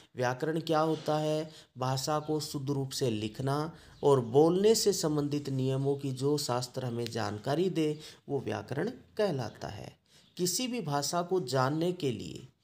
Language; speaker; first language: Hindi; native; Hindi